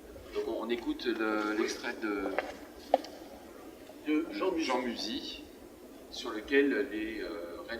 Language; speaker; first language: French; native; French